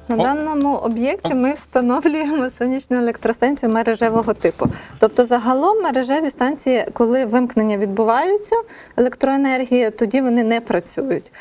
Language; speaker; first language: Ukrainian; native; Ukrainian